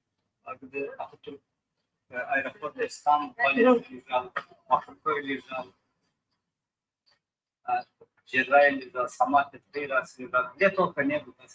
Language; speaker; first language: Russian; non-native, learner; Turkmen